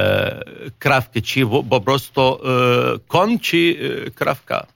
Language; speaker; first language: Polish; non-native, fluent; Arabic